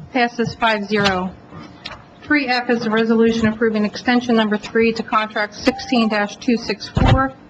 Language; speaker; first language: English; native; English